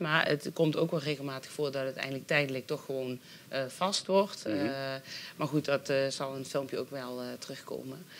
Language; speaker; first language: Dutch; native; Dutch